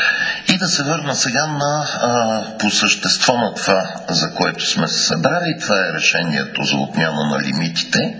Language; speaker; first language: Bulgarian; native; Bulgarian